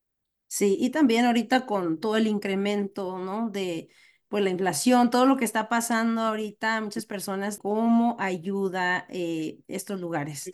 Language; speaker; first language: Spanish; native; Spanish